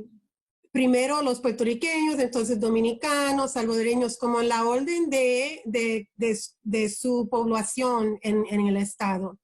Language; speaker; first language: Spanish; early bilingual, heritage; Spanish